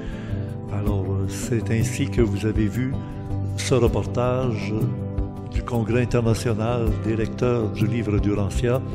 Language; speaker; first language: French; native; French